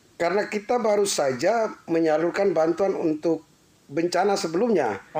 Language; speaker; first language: Indonesian; non-native, local second language; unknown